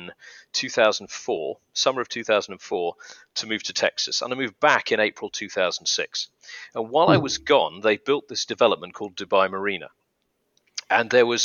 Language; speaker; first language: English; native; English